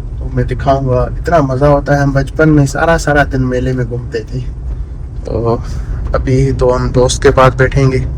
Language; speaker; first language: Urdu; non-native, local second language; Sindhi